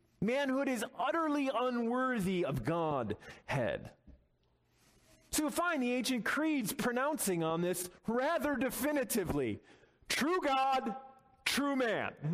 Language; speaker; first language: English; native; English